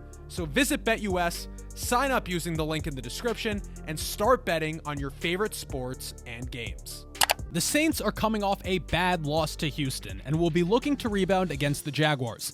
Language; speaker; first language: English; native; English